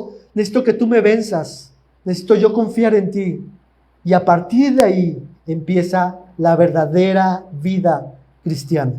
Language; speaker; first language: Spanish; native; Spanish